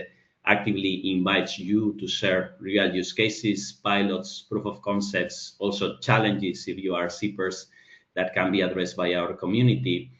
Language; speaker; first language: English; non-native, fluent; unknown